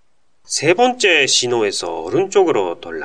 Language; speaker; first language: Korean; non-native, fluent; Japanese